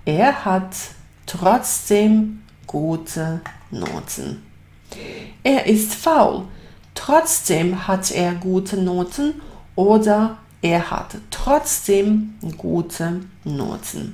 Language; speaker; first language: German; non-native, fluent; Bosnian